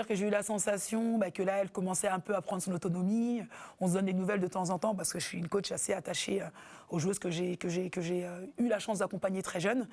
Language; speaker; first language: French; native; French